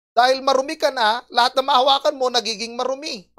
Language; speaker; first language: Filipino; native; Filipino